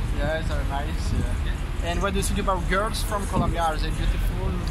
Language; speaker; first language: English; non-native, learner; French